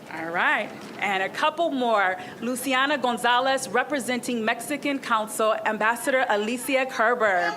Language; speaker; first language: English; non-native, fluent; Spanish